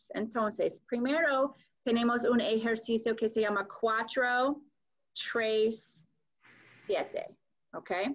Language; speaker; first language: Spanish; non-native, fluent; English